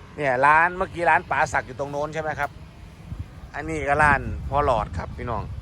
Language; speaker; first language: Thai; native; Thai